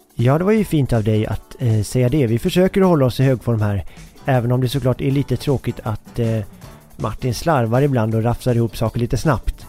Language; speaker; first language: Swedish; native; Swedish